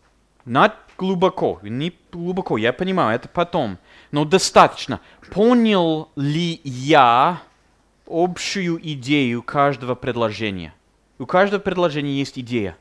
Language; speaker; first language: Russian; non-native, fluent; English